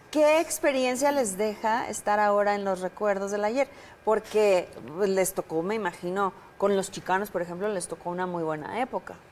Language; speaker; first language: Spanish; native; Spanish